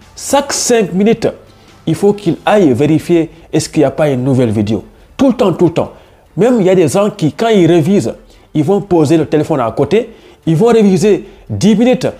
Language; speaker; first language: French; non-native, local second language; Wolof